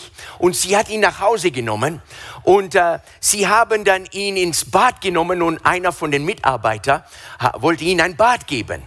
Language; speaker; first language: German; non-native, fluent; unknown